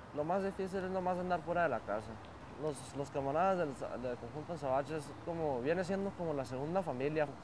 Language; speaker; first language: Spanish; early bilingual, heritage; Spanish